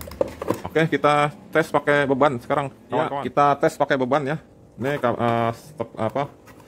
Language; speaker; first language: Indonesian; native; Indonesian